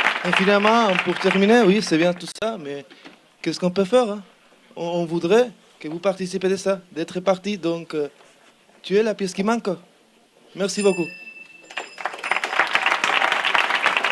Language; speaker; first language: French; non-native, learner; Spanish